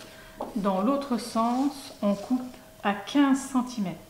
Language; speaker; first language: French; native; French